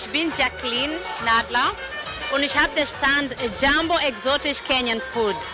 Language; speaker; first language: German; non-native, learner; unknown